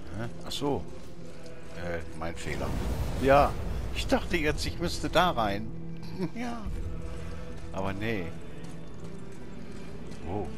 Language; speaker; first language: German; native; German